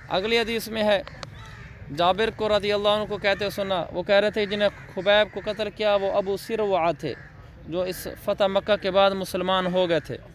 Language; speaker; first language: Urdu; native; Urdu